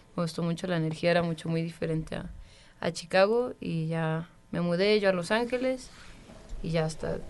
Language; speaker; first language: Spanish; early bilingual, heritage; Spanish